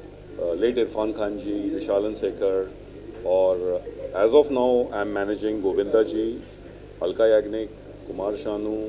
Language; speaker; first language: Hindi; native; Hindi